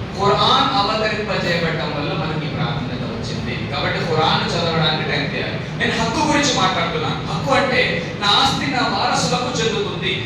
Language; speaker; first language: Telugu; non-native, local second language; Urdu